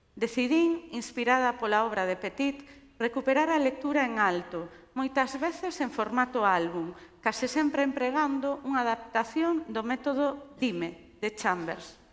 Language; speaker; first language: Galician; non-native, local second language; Spanish